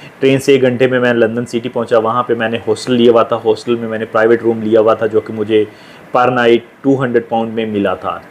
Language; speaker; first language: Urdu; native; Urdu